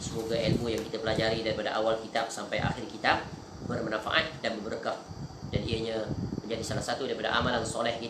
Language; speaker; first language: Malay; native; Malay